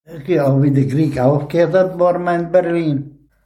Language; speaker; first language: German; early bilingual, heritage; Ukrainian